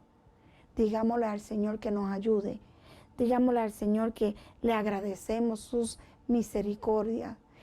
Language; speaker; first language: Spanish; native; Spanish